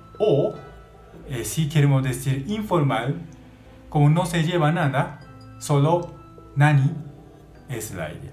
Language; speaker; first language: Spanish; non-native, learner; Japanese